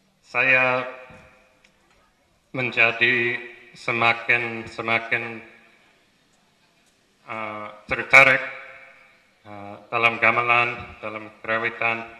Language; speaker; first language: Indonesian; non-native, fluent; English